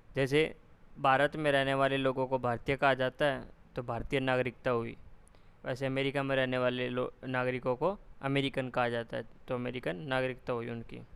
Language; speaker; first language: Hindi; native; Hindi